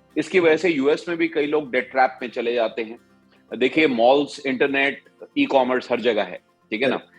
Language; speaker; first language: Hindi; native; Hindi